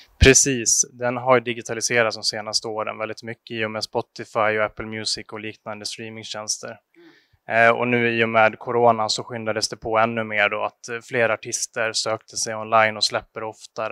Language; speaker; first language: Swedish; native; Swedish